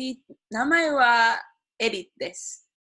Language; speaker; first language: Japanese; non-native, learner; English